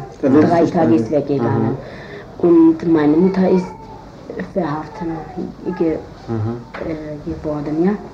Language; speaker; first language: German; non-native, learner; Kurdish